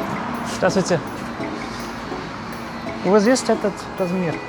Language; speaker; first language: Russian; non-native, learner; German